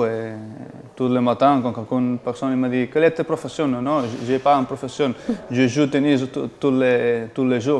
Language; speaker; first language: French; non-native, fluent; Spanish